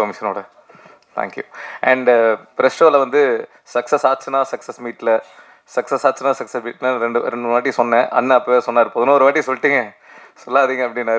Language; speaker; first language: Tamil; native; Tamil